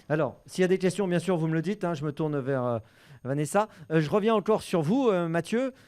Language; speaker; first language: French; native; French